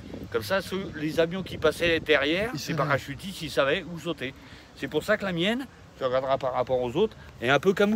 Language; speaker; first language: French; native; French